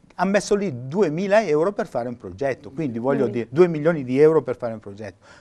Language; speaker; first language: Italian; native; Italian